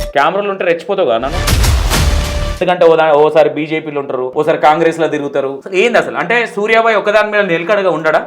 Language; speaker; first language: Telugu; native; Telugu